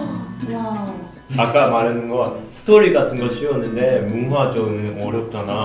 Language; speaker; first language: Korean; non-native, fluent; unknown